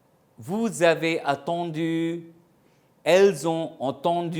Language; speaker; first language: French; non-native, fluent; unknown